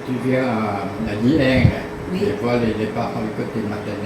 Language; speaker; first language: French; non-native, local second language; Vietnamese